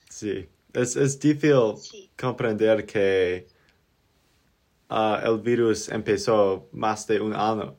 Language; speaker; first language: Spanish; non-native, learner; English